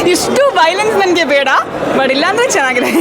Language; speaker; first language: Kannada; non-native, fluent; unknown